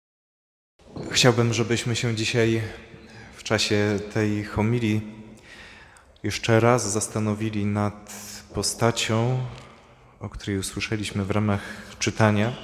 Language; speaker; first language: Polish; native; Polish